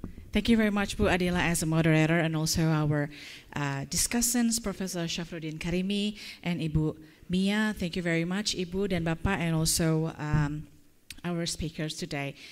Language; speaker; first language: English; non-native, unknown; Indonesian